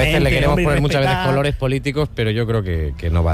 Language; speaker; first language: Spanish; native; Spanish